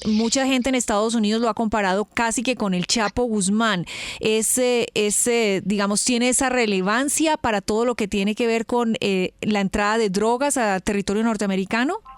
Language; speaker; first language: Spanish; native; Spanish